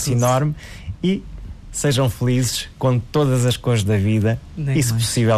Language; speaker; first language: Portuguese; native; Portuguese